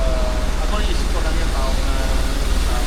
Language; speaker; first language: Filipino; non-native, learner; Chinese